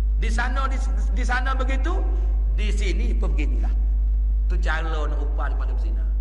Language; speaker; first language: Malay; native; Malay